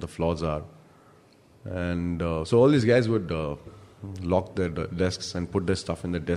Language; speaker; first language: English; non-native, local second language; Kannada